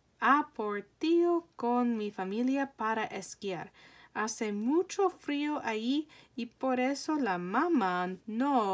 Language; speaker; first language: Spanish; non-native, fluent; English